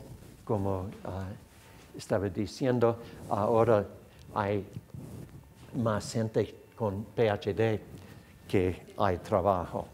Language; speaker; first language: Spanish; non-native, fluent; English